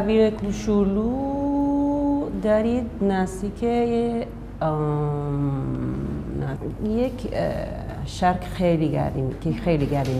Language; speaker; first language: Persian; non-native, learner; Spanish